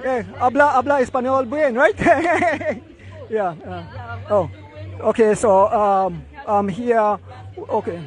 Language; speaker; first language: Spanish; non-native, learner; English